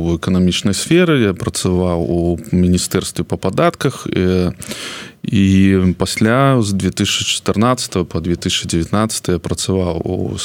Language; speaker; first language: Belarusian; non-native, local second language; Russian